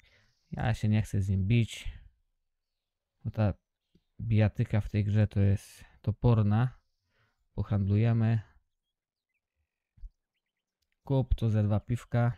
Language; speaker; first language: Polish; native; Polish